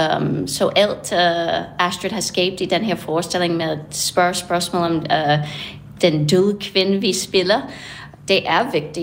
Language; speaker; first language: Danish; non-native, fluent; English